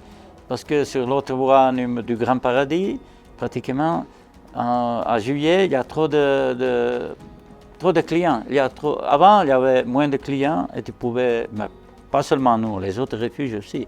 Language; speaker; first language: French; non-native, local second language; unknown